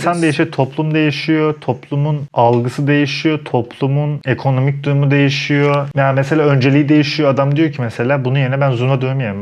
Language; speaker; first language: Turkish; native; Turkish